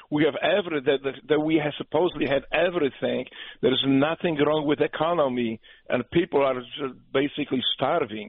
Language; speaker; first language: English; non-native, fluent; Polish